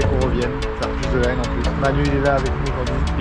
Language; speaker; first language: French; native; French